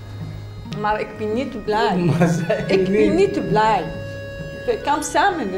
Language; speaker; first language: Dutch; non-native, learner; Arabic